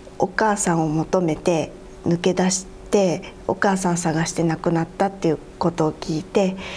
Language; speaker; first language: Japanese; native; Japanese